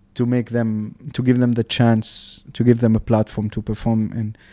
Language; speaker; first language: English; non-native, fluent; Arabic